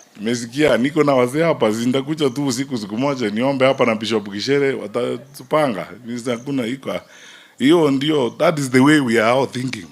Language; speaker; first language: Swahili; non-native, local second language; Gusii